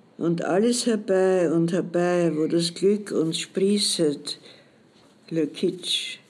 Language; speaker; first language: German; native; German